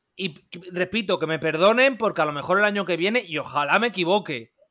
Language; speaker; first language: Spanish; native; Spanish